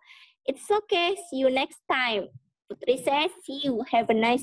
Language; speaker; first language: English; non-native, learner; Indonesian